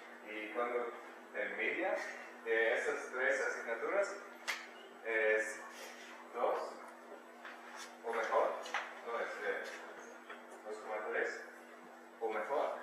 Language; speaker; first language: Spanish; non-native, learner; German